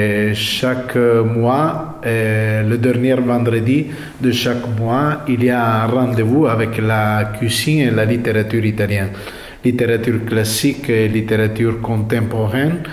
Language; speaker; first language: French; non-native, fluent; Italian